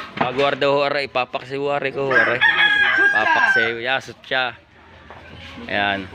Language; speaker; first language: Filipino; native; Filipino